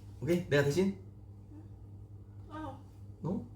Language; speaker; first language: Korean; native; Korean